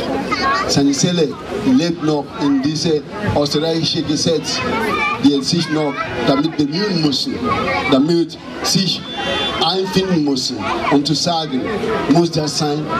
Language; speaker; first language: German; non-native, fluent; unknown